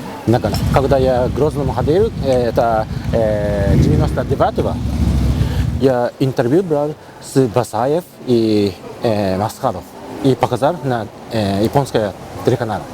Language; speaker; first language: Russian; non-native, learner; Japanese